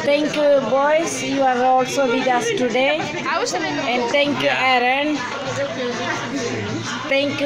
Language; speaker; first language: English; non-native, local second language; Filipino